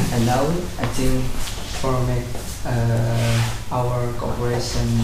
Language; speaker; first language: English; non-native, learner; Indonesian